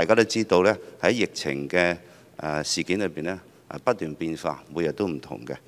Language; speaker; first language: Chinese; non-native, local second language; Cantonese